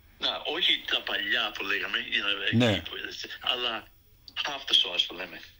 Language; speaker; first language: Greek; early bilingual, heritage; Greek